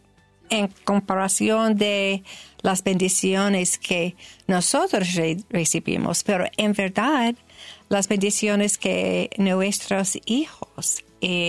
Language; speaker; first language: Spanish; non-native, learner; English